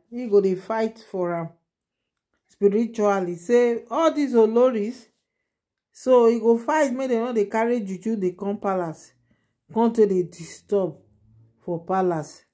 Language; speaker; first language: Nigerian Pidgin; non-native, local second language; Yoruba